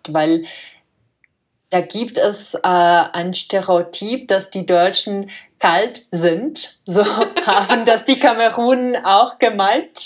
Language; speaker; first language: German; non-native, fluent; Czech